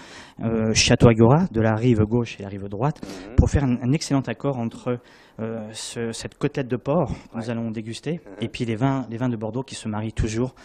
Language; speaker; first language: French; native; French